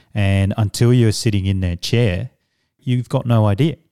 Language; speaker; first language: English; early bilingual, other home language; Samoan